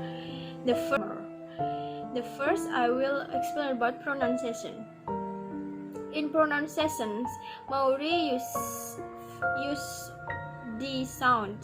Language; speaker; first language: English; non-native, learner; Indonesian